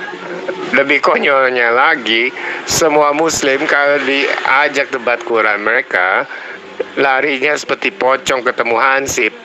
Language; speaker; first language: Indonesian; native; Indonesian